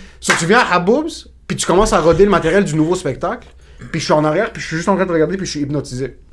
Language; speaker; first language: French; native; French